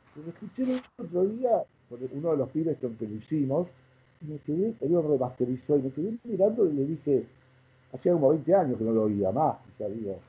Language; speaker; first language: Spanish; native; Spanish